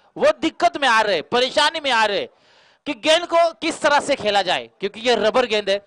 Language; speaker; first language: Hindi; non-native, local second language; Marathi